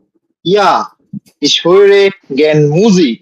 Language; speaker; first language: German; non-native, learner; Bangla